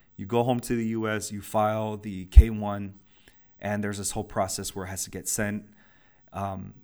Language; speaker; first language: English; native; English